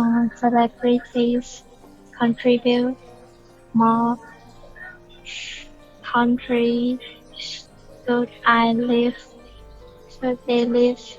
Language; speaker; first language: English; non-native, learner; Vietnamese